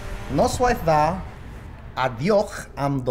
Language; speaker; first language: Welsh; non-native, learner; English